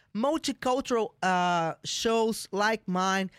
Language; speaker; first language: English; non-native, fluent; Portuguese